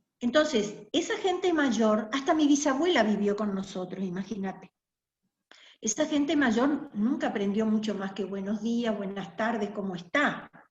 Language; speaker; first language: Spanish; non-native, local second language; German